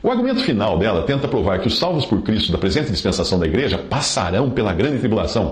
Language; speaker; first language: Portuguese; native; Portuguese